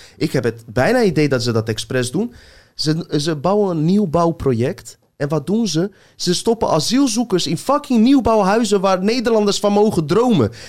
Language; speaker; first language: Dutch; early bilingual, other home language; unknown